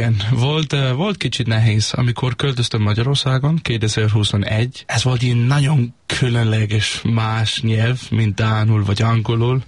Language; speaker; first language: Hungarian; non-native, learner; Danish